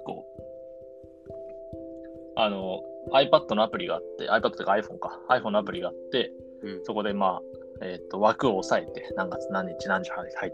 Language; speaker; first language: Japanese; native; Japanese